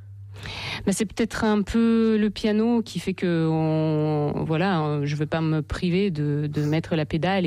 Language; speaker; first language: French; non-native, fluent; Russian